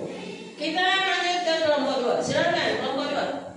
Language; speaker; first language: Indonesian; native; Indonesian